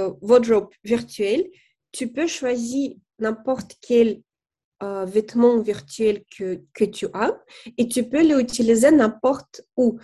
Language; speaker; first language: French; non-native, fluent; Russian